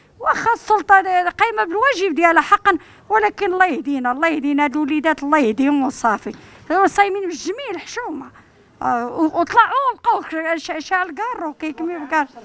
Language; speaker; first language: Arabic; native; Arabic